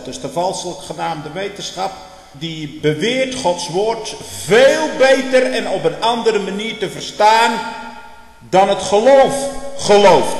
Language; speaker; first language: Dutch; native; Dutch